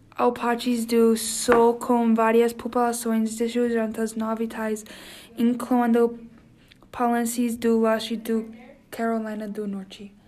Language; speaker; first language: Portuguese; non-native, learner; English